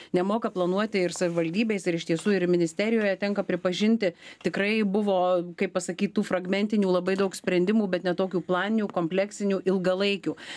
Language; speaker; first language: Lithuanian; native; Lithuanian